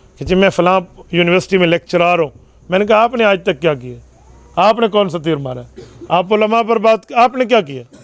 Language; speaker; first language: Urdu; non-native, local second language; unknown